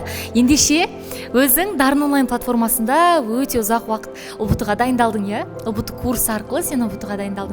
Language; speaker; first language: Kazakh; native; Kazakh